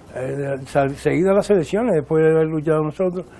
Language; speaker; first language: Spanish; native; Spanish